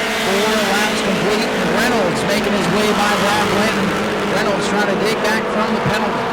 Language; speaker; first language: English; native; English